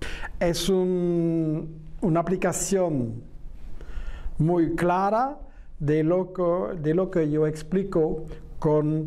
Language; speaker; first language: Spanish; non-native, fluent; French